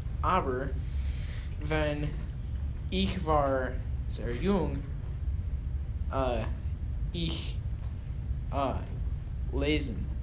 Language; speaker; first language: German; non-native, learner; English